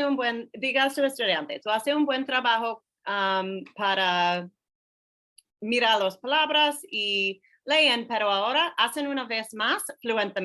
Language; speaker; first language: Spanish; non-native, learner; English